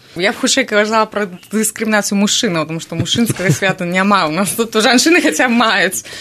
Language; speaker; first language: Belarusian; native; Belarusian